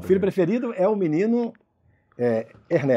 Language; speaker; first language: Portuguese; native; Portuguese